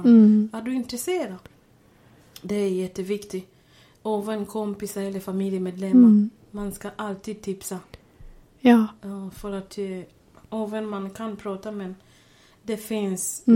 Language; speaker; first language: Swedish; non-native, fluent; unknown